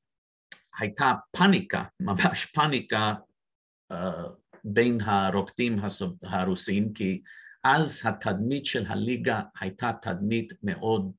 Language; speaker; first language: Hebrew; non-native, fluent; English